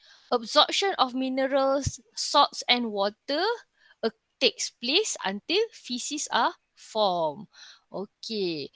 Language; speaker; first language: English; non-native, local second language; Malay